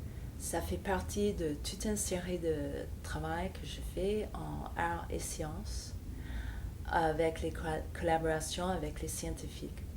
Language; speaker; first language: French; non-native, fluent; English